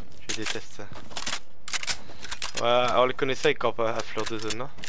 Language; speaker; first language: French; native; French